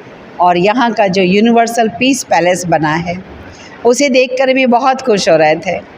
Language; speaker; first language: Hindi; native; Hindi